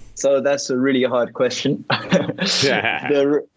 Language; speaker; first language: English; early bilingual, heritage; Spanish